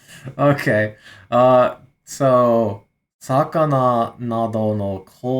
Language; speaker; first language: Japanese; non-native, learner; English